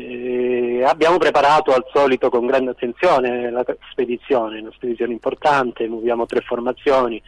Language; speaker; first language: Italian; native; Italian